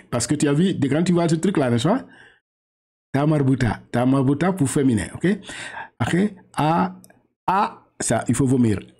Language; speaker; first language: French; non-native, local second language; Wolof